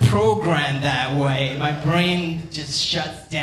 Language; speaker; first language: English; non-native, fluent; Korean